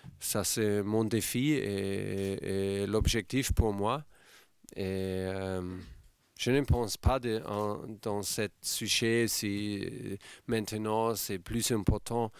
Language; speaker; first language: French; non-native, fluent; German